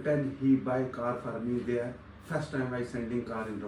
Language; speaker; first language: English; non-native, learner; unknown